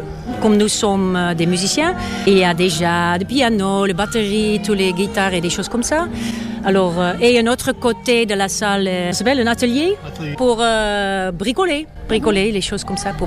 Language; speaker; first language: French; non-native, fluent; Dutch